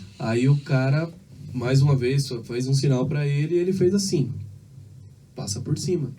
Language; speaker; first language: Portuguese; native; Portuguese